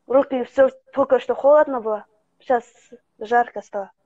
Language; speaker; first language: Russian; non-native, local second language; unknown